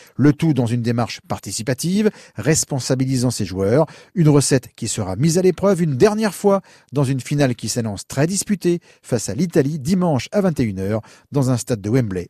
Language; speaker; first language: French; native; French